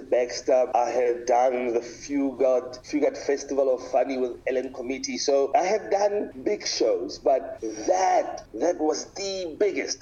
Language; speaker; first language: English; non-native, local second language; Tswana